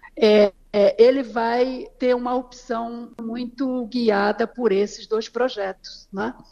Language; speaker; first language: Portuguese; native; Portuguese